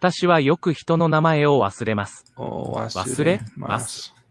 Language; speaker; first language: Japanese; non-native, learner; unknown